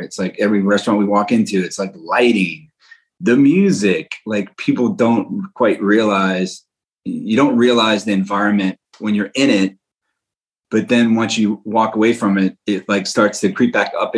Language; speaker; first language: English; native; English